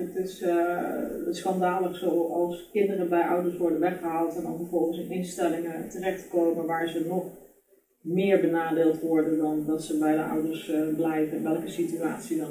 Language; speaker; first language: Dutch; native; Dutch